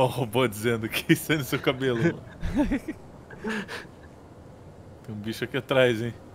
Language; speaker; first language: Portuguese; native; Portuguese